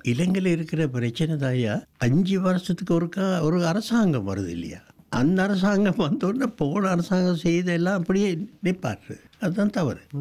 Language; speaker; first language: Tamil; non-native, local second language; Sinhala